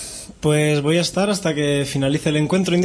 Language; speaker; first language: Spanish; native; Spanish